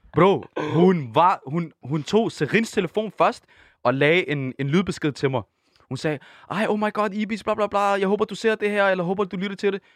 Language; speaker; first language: Danish; early bilingual, other home language; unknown